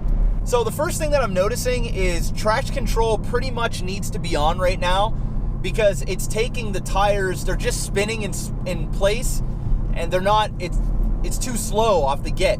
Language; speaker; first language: English; native; English